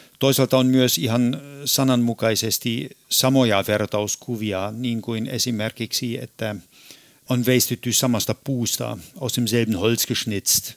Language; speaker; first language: Finnish; non-native, fluent; German